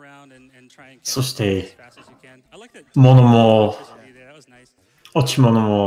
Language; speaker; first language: Japanese; non-native, learner; English